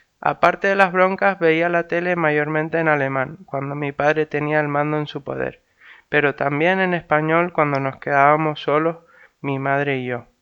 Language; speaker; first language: Spanish; early bilingual, other home language; Serbian